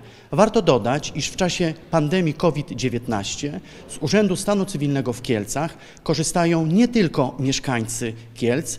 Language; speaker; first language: Polish; native; Polish